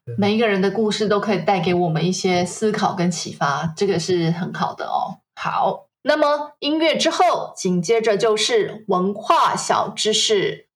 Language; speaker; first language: Chinese; native; Chinese